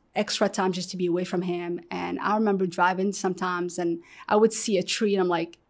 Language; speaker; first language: English; early bilingual, other home language; Arabic